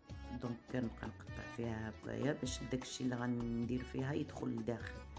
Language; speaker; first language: Arabic; native; Arabic